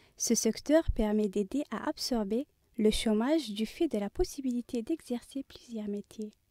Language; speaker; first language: French; non-native, local second language; Arabic